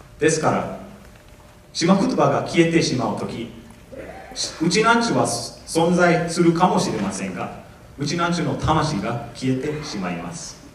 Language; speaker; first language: Japanese; non-native, fluent; English